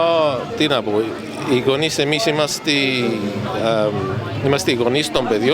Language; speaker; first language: Greek; early bilingual, heritage; Greek